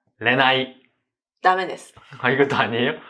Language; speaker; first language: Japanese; non-native, learner; Korean